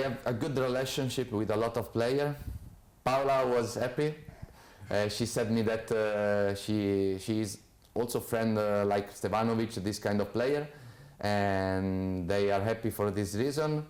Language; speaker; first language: English; non-native, fluent; Italian